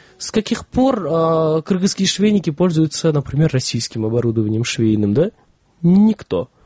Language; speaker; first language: Russian; non-native, local second language; Kyrgyz